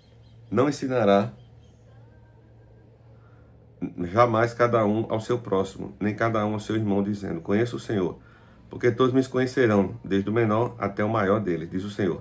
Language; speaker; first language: Portuguese; native; Portuguese